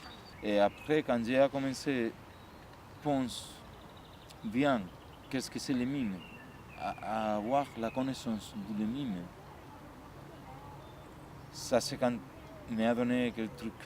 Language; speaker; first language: French; non-native, learner; Spanish